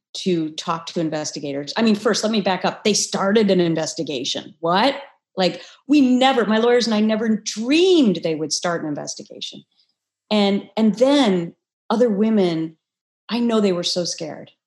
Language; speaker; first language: English; native; English